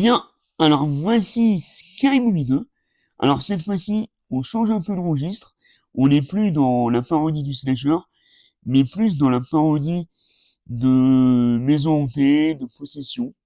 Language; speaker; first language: French; native; French